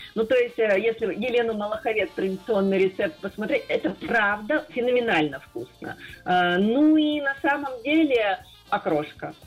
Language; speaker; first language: Russian; native; Russian